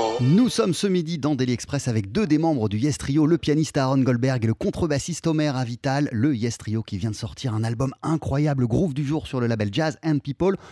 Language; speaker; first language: French; native; French